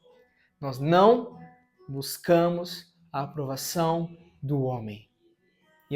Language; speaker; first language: Portuguese; native; Portuguese